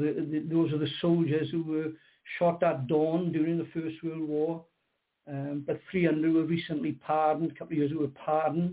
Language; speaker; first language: English; native; English